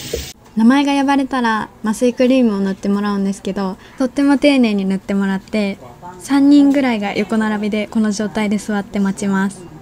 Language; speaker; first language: Japanese; native; Japanese